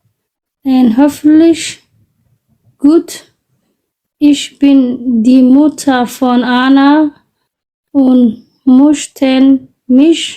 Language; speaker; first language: German; non-native, learner; Somali